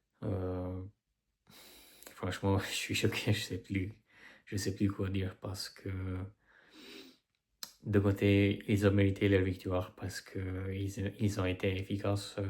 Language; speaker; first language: French; non-native, fluent; Albanian